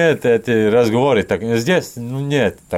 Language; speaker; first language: Russian; non-native, learner; Latvian